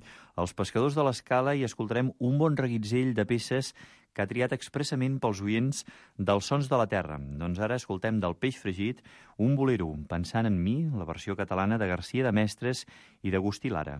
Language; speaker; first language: Catalan; native; Catalan